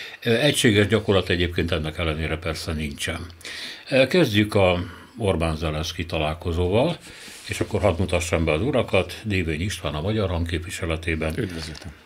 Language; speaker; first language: Hungarian; native; Hungarian